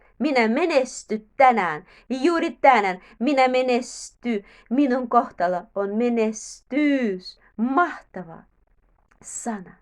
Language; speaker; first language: Finnish; non-native, learner; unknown